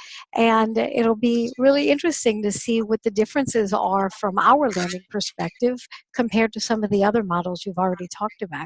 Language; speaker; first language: English; native; English